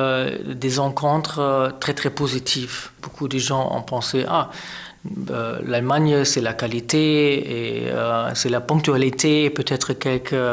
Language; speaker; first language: French; non-native, fluent; German